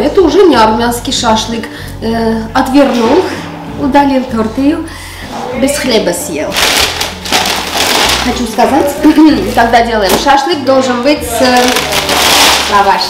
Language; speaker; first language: Russian; non-native, fluent; Armenian